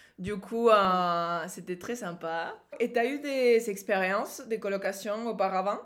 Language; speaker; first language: French; native; French